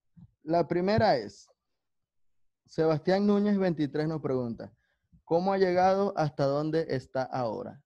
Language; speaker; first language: Spanish; native; Spanish